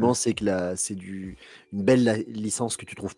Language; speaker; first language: French; native; French